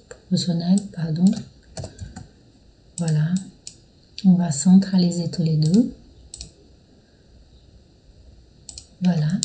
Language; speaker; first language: French; non-native, fluent; Portuguese